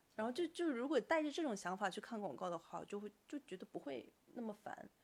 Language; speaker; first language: Chinese; native; Chinese